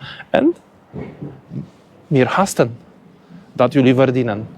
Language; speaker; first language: Dutch; non-native, learner; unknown